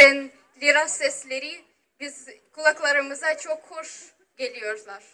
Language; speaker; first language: Turkish; non-native, fluent; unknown